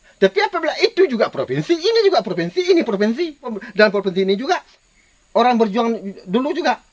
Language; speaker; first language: Malay; non-native, local second language; Minangkabau